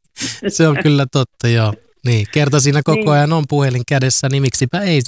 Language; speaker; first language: Finnish; native; Finnish